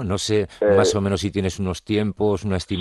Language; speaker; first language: Spanish; native; Spanish